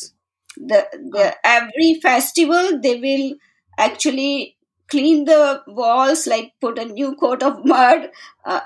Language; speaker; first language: English; non-native, local second language; Hindi